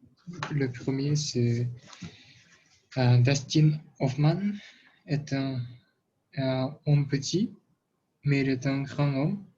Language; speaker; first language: French; non-native, learner; Russian